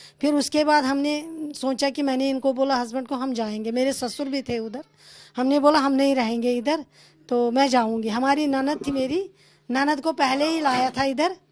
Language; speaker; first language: Hindi; non-native, local second language; Kashmiri